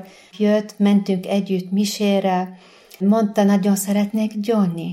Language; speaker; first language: Hungarian; non-native, fluent; Arabic